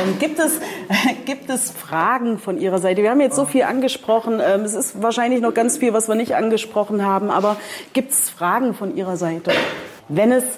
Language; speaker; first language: German; native; German